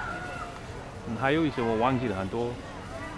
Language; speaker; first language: Chinese; non-native, fluent; English